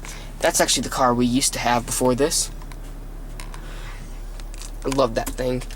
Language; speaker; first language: English; native; English